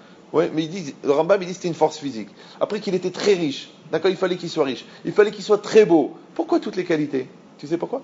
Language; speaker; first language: French; native; French